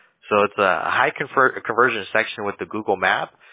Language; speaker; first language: English; early bilingual, other home language; Spanish